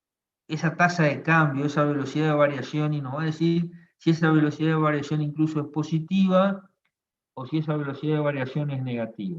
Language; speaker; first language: Spanish; native; Spanish